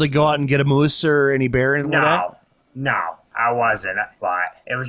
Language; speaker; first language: English; native; English